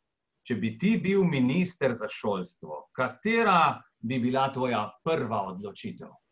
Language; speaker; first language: Slovenian; native; Slovenian